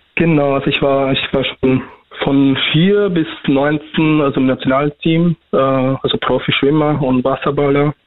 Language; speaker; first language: German; non-native, fluent; Arabic